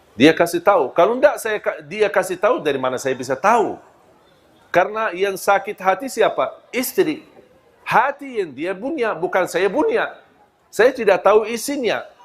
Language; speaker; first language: Malay; non-native, fluent; Arabic